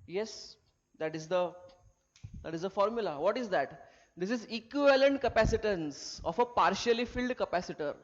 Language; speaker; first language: English; non-native, local second language; Marathi